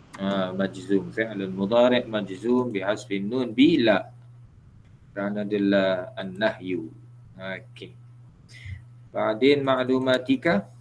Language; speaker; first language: Arabic; non-native, fluent; Malay